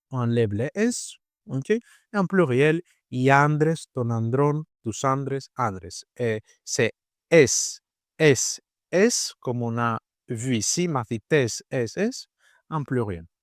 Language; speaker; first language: French; non-native, learner; Greek